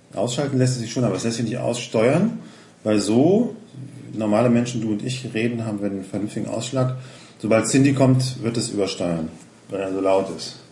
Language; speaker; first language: German; native; German